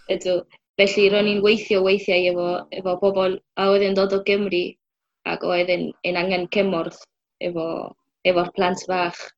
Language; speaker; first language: Welsh; non-native, fluent; Spanish